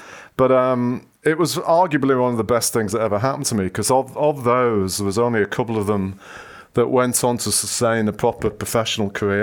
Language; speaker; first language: English; native; English